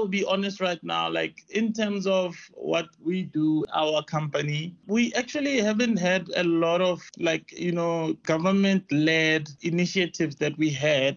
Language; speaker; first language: English; non-native, local second language; Tswana